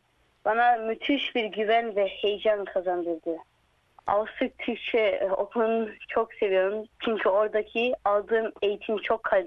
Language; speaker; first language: Turkish; early bilingual, heritage; Turkish